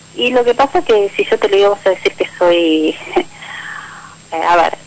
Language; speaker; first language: Spanish; native; Spanish